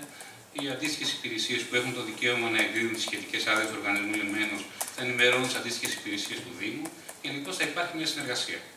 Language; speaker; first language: Greek; native; Greek